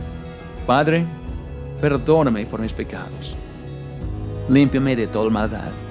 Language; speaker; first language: Spanish; non-native, fluent; English